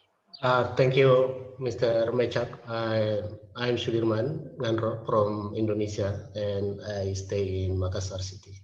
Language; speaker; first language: English; non-native, learner; Indonesian